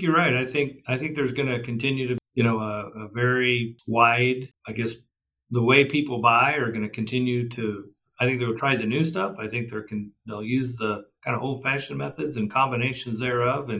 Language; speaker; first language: English; native; English